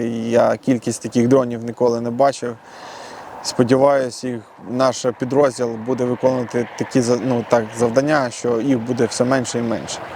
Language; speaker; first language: Ukrainian; non-native, local second language; Russian